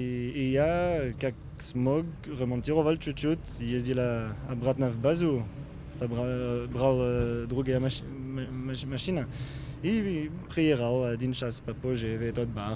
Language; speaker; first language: Russian; non-native, learner; French